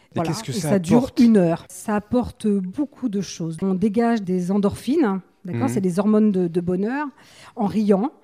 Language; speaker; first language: French; native; French